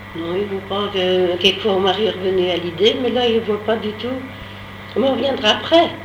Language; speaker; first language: French; native; French